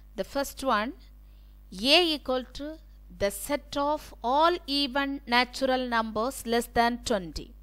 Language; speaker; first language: English; non-native, local second language; Tamil